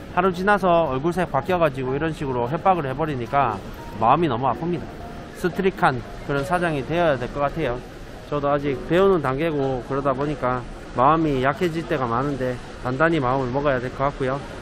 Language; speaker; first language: Korean; native; Korean